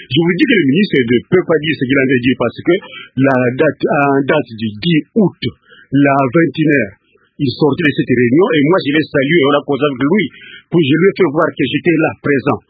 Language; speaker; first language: French; non-native, local second language; Kongo